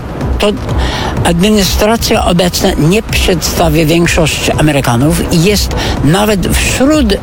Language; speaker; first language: Polish; non-native, fluent; English